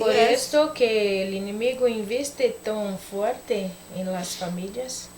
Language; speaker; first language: Spanish; non-native, learner; Portuguese